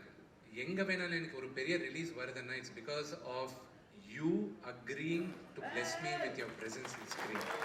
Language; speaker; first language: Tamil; non-native, local second language; Telugu